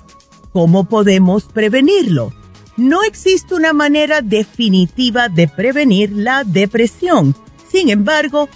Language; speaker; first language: Spanish; native; Spanish